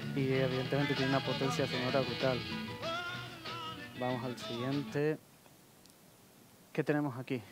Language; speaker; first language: Spanish; native; Spanish